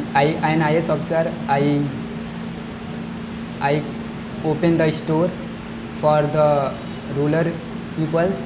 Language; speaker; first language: English; non-native, learner; Hindi